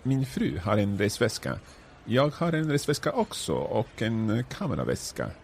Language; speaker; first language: Swedish; non-native, learner; English